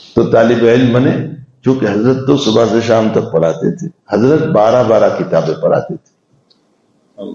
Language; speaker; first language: Urdu; non-native, local second language; Gujarati